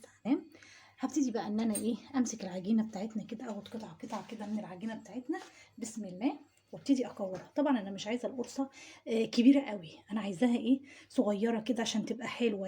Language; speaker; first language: Arabic; native; Arabic